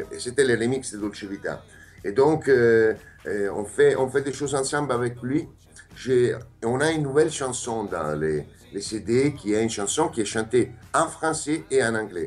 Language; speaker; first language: French; non-native, fluent; Italian